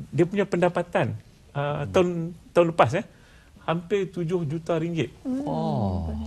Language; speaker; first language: Malay; native; Malay